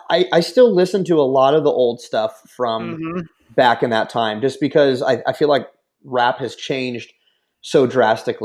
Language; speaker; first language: English; native; English